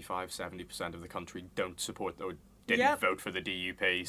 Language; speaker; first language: English; native; English